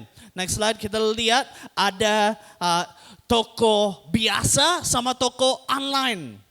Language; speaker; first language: Indonesian; non-native, fluent; English